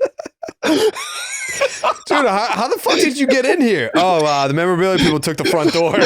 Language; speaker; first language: English; native; English